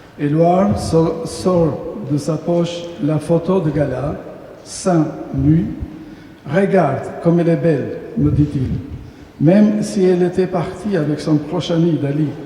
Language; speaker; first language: French; non-native, fluent; Albanian